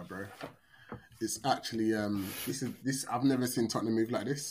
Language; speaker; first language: English; native; English